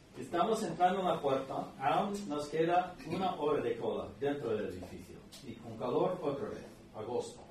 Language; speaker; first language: Spanish; non-native, fluent; English